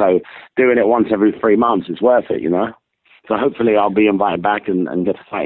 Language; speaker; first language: English; native; English